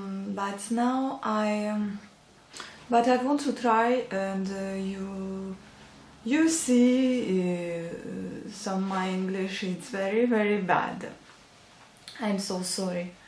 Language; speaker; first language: English; non-native, learner; Russian